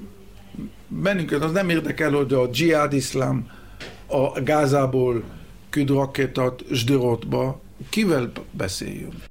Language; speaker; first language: Hungarian; early bilingual, heritage; Hebrew